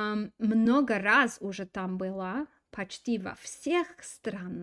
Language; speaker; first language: Russian; non-native, fluent; English